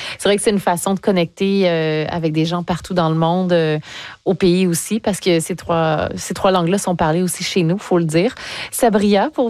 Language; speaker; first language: French; native; French